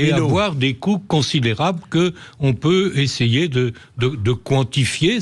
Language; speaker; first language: French; native; French